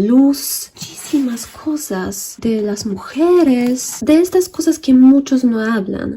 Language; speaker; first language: Spanish; non-native, fluent; Polish